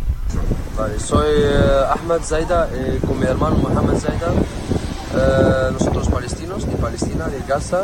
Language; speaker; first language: Spanish; non-native, learner; Arabic